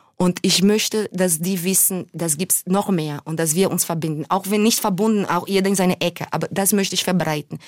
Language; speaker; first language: German; non-native, fluent; Portuguese